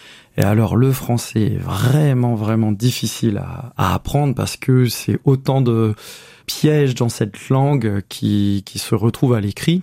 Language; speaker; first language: French; native; French